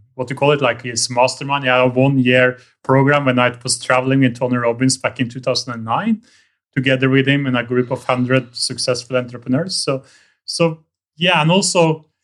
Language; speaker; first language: English; non-native, fluent; Norwegian